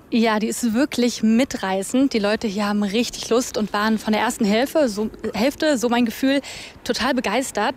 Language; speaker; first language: German; native; German